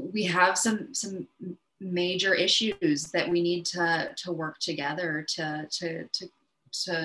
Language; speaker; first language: English; native; English